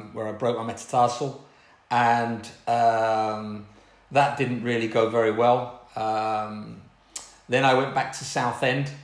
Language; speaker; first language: English; native; English